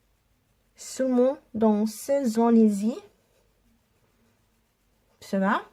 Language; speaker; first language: French; non-native, learner; Italian